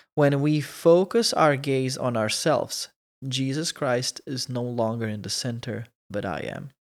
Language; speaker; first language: English; non-native, fluent; Croatian